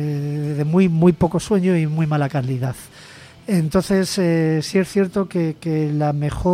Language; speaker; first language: Spanish; native; Spanish